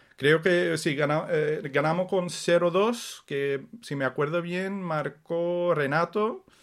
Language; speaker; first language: Spanish; early bilingual, other home language; Swedish